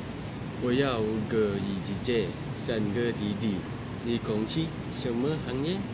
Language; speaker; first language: Chinese; non-native, learner; Malay